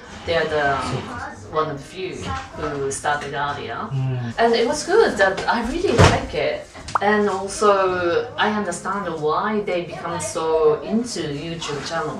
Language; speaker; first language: English; non-native, fluent; Japanese